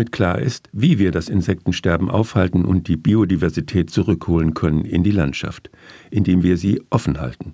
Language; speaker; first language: German; native; German